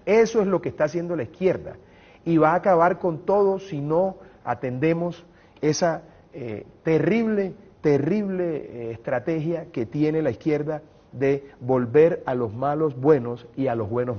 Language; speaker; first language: Spanish; native; Spanish